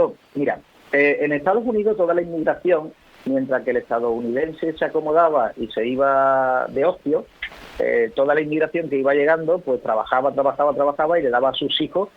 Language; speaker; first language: Spanish; native; Spanish